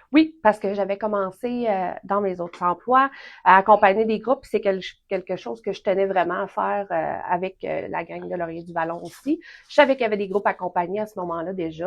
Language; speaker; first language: French; native; French